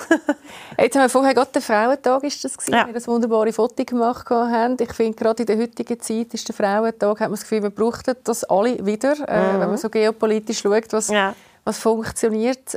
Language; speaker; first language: German; native; German